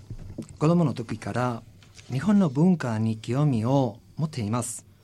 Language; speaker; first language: Japanese; non-native, learner; Spanish